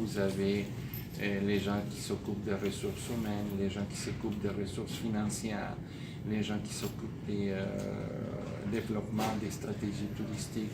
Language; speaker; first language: French; native; French